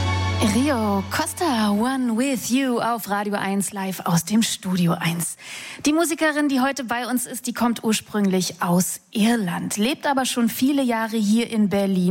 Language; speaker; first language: German; native; German